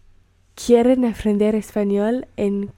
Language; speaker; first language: Spanish; non-native, learner; English